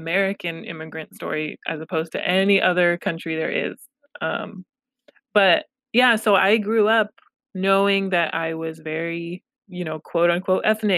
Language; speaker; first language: English; early bilingual, other home language; Pashto